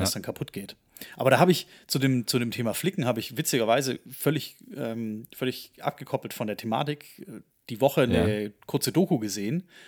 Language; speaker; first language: German; native; German